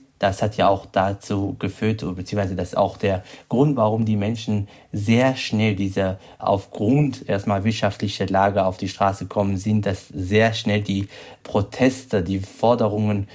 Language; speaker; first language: German; non-native, fluent; Kurdish